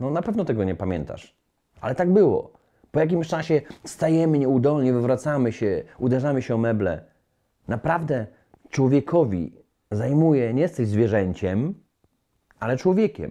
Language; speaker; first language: Polish; native; Polish